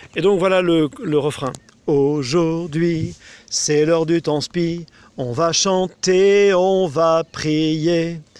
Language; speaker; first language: French; native; French